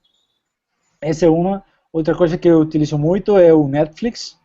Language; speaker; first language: Portuguese; non-native, fluent; Spanish